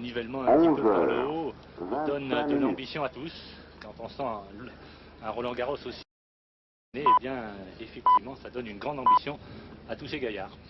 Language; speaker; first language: French; native; French